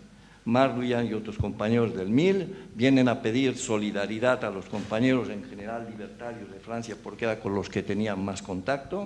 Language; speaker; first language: Spanish; native; Spanish